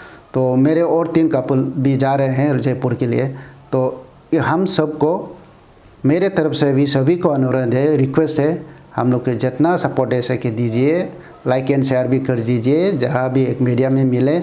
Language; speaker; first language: Hindi; non-native, local second language; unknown